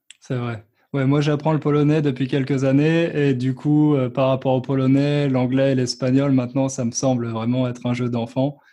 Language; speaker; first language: French; native; French